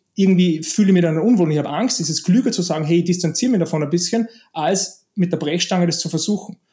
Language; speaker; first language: German; native; German